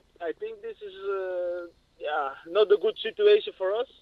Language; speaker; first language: English; non-native, learner; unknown